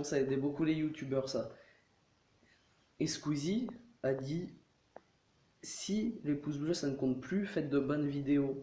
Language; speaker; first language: French; native; French